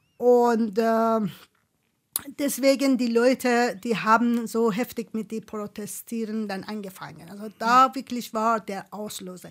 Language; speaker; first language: German; non-native, fluent; Persian